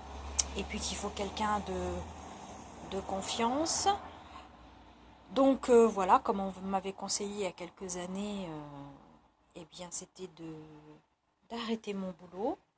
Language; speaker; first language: French; native; French